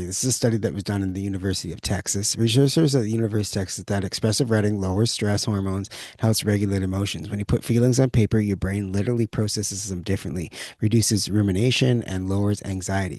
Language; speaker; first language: English; native; English